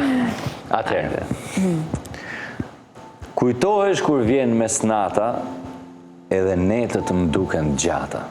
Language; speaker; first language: Albanian; native; Albanian